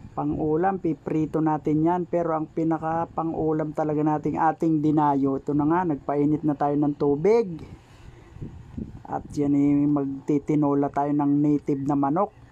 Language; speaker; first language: Filipino; native; Filipino